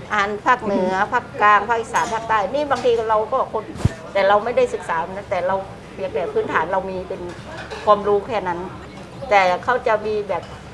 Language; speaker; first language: Thai; native; Thai